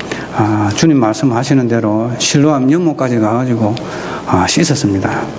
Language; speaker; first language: Korean; native; Korean